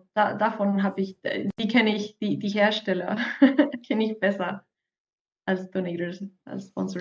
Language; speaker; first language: German; non-native, fluent; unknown